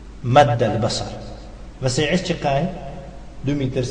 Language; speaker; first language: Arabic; non-native, fluent; Tajik